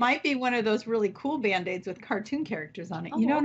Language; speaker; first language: English; native; English